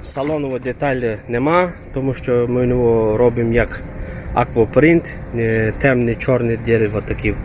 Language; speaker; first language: Ukrainian; early bilingual, heritage; Turkish